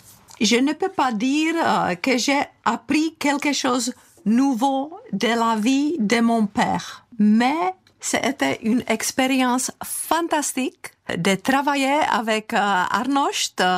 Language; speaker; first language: French; non-native, fluent; Czech